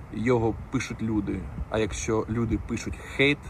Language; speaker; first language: Ukrainian; native; Ukrainian